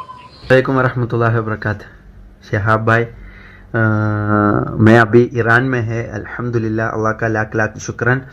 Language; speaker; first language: Hindi; non-native, local second language; Malayalam